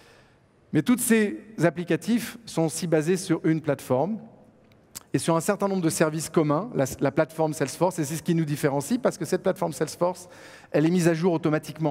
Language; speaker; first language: French; native; French